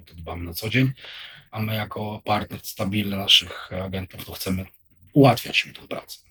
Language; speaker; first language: Polish; native; Polish